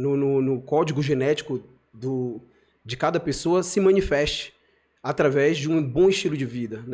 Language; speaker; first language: Portuguese; native; Portuguese